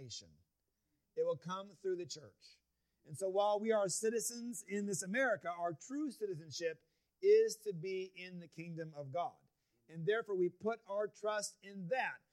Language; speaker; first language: English; native; English